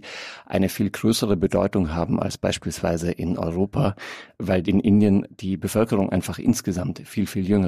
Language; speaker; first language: German; native; German